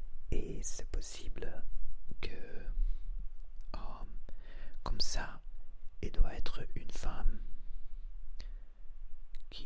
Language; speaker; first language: French; non-native, learner; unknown